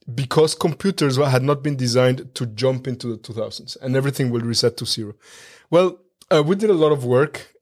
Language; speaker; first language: English; non-native, fluent; Spanish